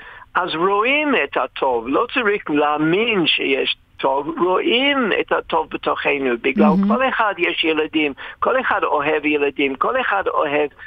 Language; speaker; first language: Hebrew; non-native, fluent; English